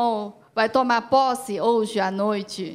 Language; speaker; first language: Portuguese; non-native, learner; Chinese